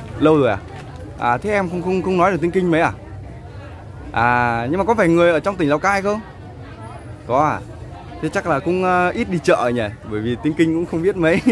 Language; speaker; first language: Vietnamese; non-native, local second language; Hmong